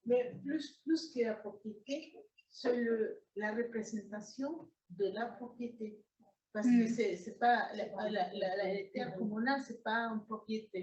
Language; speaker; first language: French; non-native, learner; Spanish